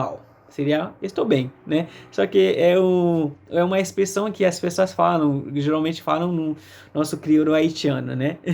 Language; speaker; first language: Portuguese; non-native, fluent; Haitian Creole